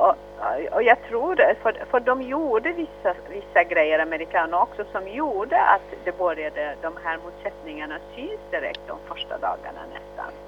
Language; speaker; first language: Swedish; early bilingual, other home language; Arabic